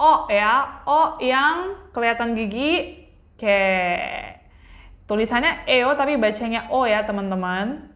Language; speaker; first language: Indonesian; native; Indonesian